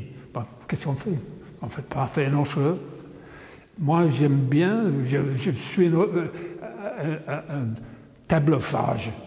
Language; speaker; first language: French; non-native, fluent; English